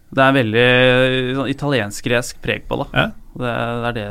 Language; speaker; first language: Norwegian; native; Norwegian